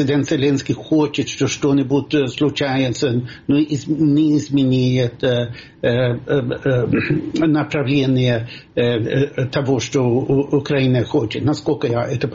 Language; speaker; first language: Russian; non-native, fluent; Swedish